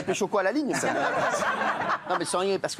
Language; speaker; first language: French; native; French